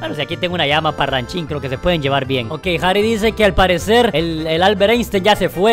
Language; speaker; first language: Spanish; native; Spanish